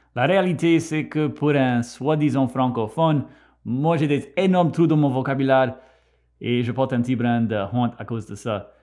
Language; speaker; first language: French; non-native, local second language; English